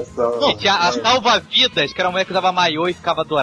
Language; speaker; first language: Portuguese; native; Portuguese